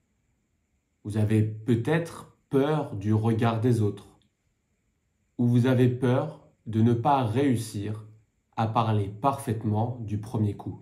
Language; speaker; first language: French; native; French